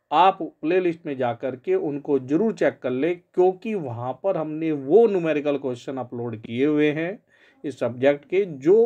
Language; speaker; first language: Hindi; native; Hindi